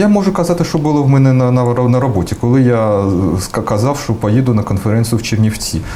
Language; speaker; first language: Ukrainian; early bilingual, heritage; Russian